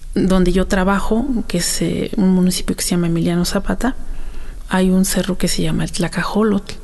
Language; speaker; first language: Spanish; native; Spanish